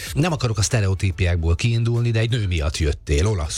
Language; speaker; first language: Hungarian; native; Hungarian